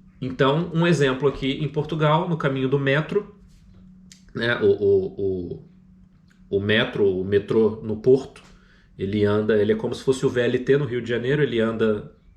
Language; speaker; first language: Portuguese; native; Portuguese